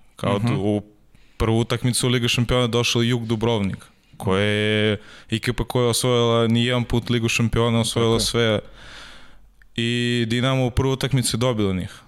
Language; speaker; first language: Serbian; non-native, learner; Russian